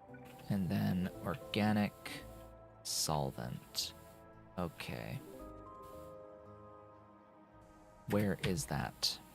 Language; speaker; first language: English; native; English